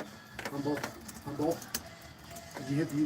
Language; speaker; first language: English; native; English